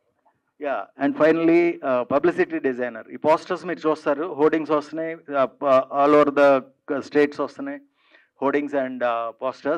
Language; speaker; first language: Telugu; native; Telugu